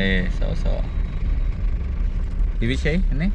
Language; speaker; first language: Arabic; non-native, learner; Malayalam